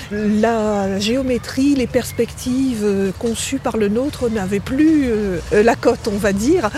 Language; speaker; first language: French; native; French